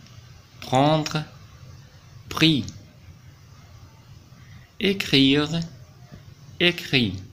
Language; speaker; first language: French; non-native, fluent; Arabic